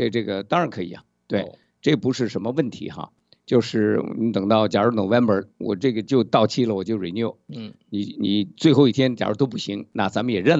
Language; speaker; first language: Chinese; native; Chinese